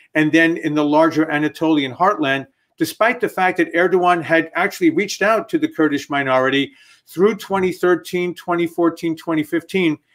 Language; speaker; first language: English; native; English